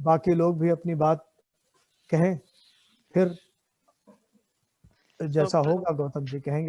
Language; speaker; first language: Hindi; native; Hindi